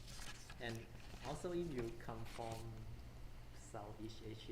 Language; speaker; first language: English; non-native, fluent; Thai